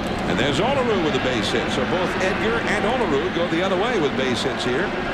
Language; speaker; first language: English; native; English